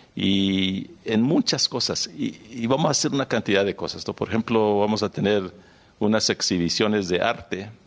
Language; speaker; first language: Spanish; early bilingual, heritage; Spanish